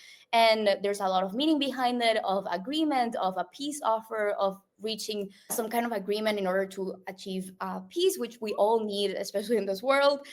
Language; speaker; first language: English; non-native, local second language; Spanish